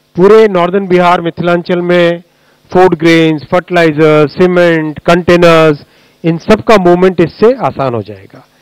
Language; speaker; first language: Hindi; native; Hindi